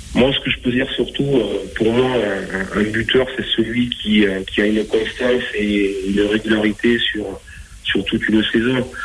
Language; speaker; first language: French; native; French